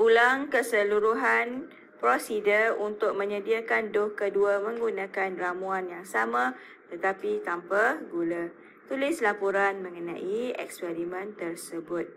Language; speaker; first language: Malay; native; Malay